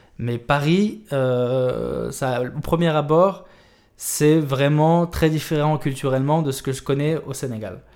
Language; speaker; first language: French; native; French